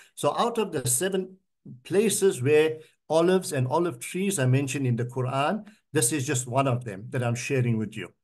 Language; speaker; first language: English; native; English